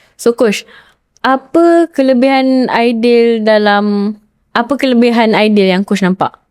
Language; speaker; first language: Malay; native; Malay